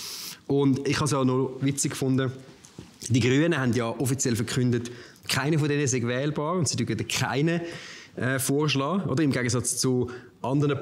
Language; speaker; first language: German; native; German